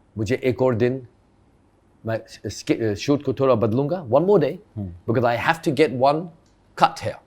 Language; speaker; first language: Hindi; early bilingual, heritage; Hindi